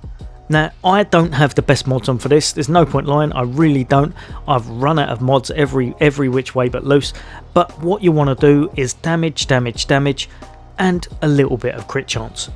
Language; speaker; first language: English; native; English